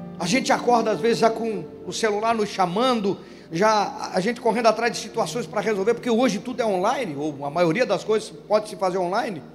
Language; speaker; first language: Portuguese; native; Portuguese